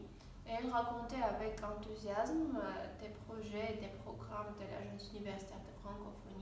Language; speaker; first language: French; non-native, fluent; Armenian